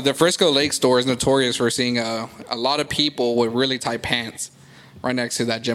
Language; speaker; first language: English; early bilingual, other home language; Spanish